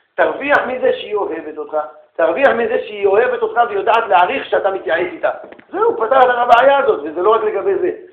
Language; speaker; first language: Hebrew; native; Hebrew